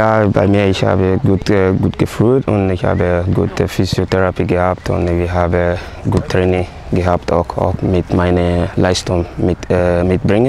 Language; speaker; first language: German; non-native, learner; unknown